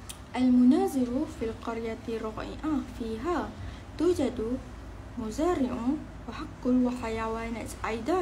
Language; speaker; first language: Arabic; non-native, learner; Malay